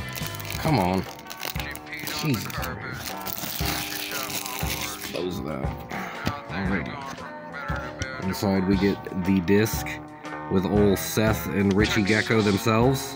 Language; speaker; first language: English; native; English